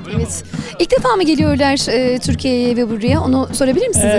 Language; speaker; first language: Turkish; native; Turkish